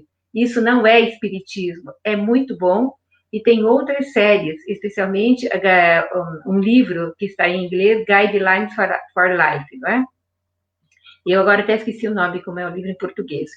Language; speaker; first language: Portuguese; native; Portuguese